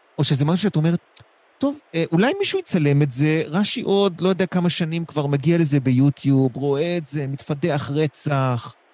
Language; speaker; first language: Hebrew; native; Hebrew